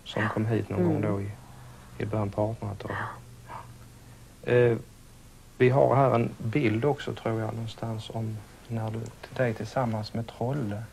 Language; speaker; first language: Swedish; native; Swedish